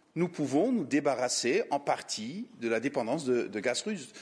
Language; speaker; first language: French; non-native, fluent; Dutch